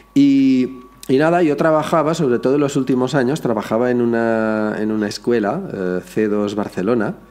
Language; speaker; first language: Spanish; native; Spanish